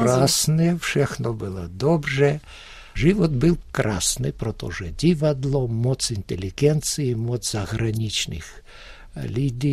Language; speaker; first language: Czech; early bilingual, heritage; Russian